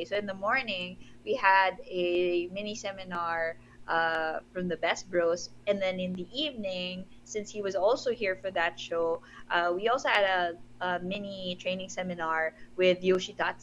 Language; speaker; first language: English; non-native, local second language; Filipino